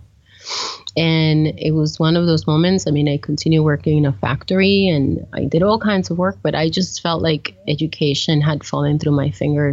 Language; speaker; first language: English; early bilingual, other home language; Spanish